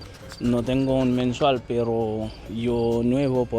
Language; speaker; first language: Spanish; non-native, learner; Haitian Creole